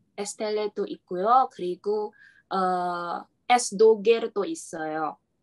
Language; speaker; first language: Korean; non-native, learner; Indonesian